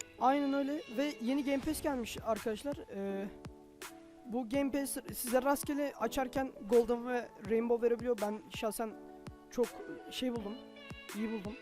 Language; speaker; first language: Turkish; native; Turkish